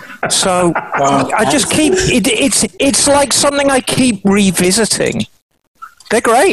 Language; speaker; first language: English; native; English